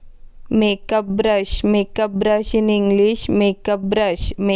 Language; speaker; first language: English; non-native, local second language; Hindi